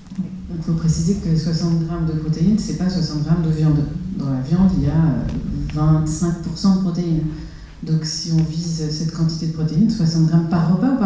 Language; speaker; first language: French; native; French